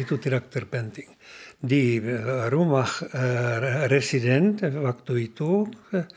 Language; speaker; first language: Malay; non-native, learner; Czech